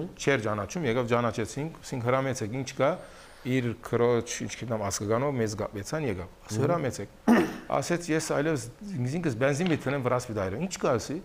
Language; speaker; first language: Armenian; early bilingual, heritage; Armenian